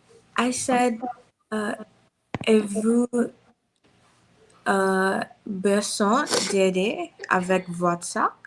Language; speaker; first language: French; non-native, learner; English